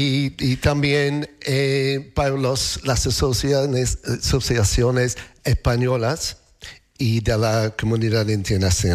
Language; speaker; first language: Spanish; non-native, fluent; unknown